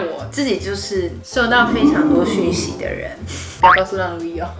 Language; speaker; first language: Chinese; native; Chinese